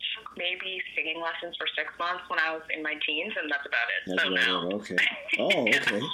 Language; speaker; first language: English; native; English